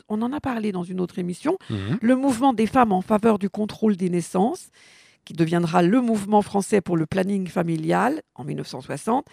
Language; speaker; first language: French; native; French